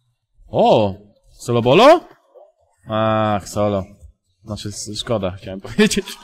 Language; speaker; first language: Polish; native; Polish